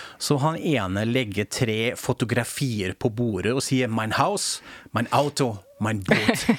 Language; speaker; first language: Norwegian; non-native, fluent; German